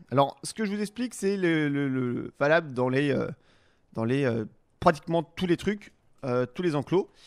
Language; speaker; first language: French; native; French